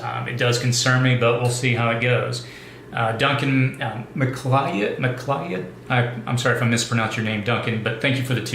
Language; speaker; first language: English; native; English